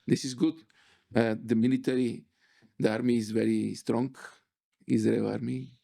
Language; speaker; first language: English; non-native, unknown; Bulgarian